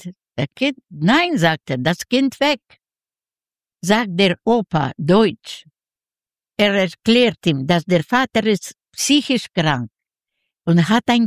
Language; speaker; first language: German; non-native, learner; Yiddish